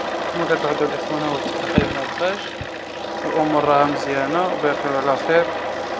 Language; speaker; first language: Arabic; native; Arabic